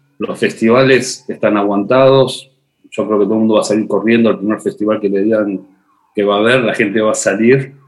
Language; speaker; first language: Spanish; native; Spanish